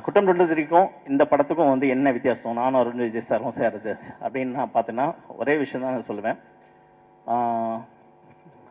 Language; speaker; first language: Tamil; native; Tamil